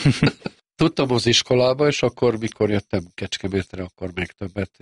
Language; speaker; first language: Hungarian; non-native, local second language; Serbian